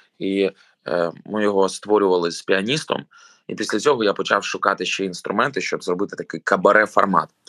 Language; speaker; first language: Ukrainian; non-native, local second language; Russian